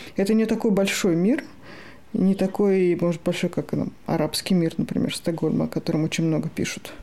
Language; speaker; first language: Russian; native; Russian